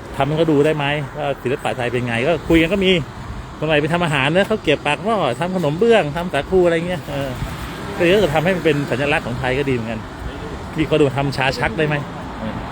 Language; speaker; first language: Thai; native; Thai